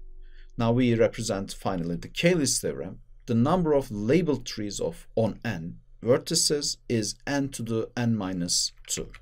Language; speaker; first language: English; non-native, fluent; Turkish